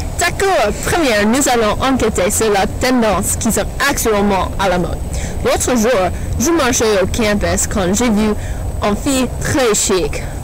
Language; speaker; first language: French; non-native, learner; English